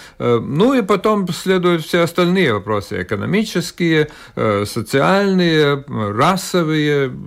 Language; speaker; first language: Russian; non-native, local second language; Latvian